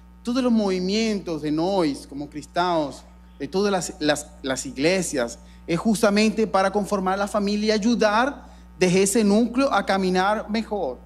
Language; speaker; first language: Portuguese; non-native, learner; Spanish